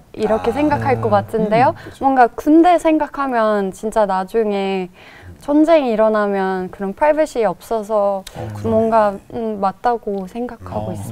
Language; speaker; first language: Korean; non-native, fluent; Norwegian